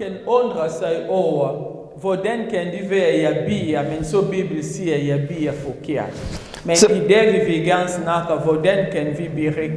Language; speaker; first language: Danish; non-native, fluent; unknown